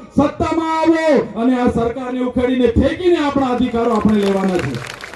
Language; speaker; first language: Gujarati; non-native, local second language; Vasavi